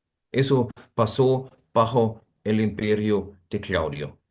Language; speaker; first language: Spanish; non-native, fluent; German